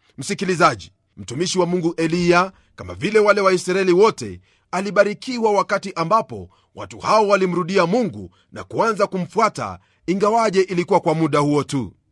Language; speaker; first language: Swahili; non-native, local second language; Luyia